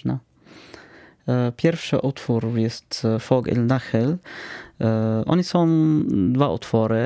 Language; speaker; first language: Polish; non-native, fluent; Arabic